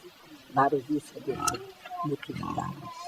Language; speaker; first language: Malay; non-native, local second language; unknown